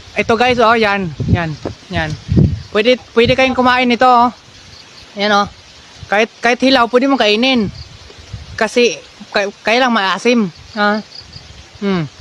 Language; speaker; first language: Filipino; non-native, local second language; Cebuano